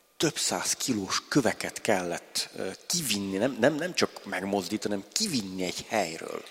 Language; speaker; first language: Hungarian; native; Hungarian